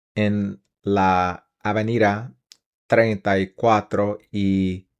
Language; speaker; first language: Spanish; non-native, learner; English